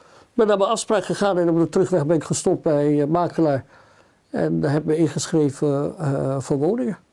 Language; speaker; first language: Dutch; native; Dutch